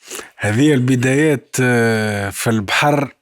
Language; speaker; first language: Arabic; native; Arabic